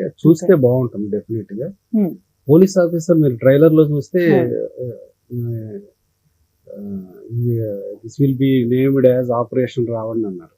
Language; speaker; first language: Telugu; native; Telugu